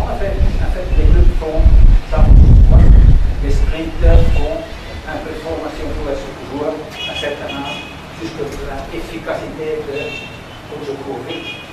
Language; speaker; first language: French; non-native, learner; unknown